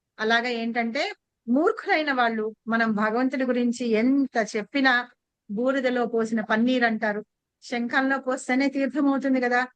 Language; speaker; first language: Telugu; native; Telugu